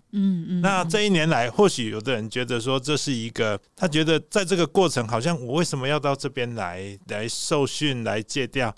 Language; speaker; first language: Chinese; native; Chinese